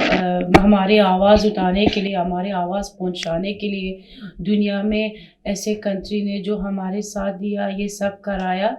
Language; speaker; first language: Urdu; non-native, fluent; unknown